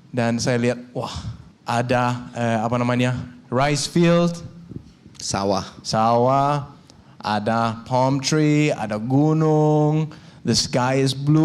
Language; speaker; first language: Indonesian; non-native, learner; Danish